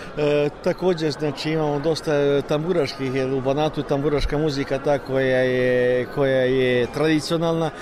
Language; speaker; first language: Serbian; early bilingual, heritage; Serbian